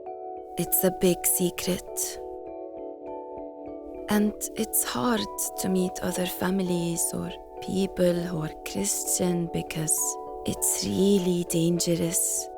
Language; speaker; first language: English; non-native, fluent; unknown